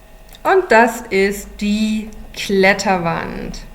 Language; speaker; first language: German; non-native, fluent; English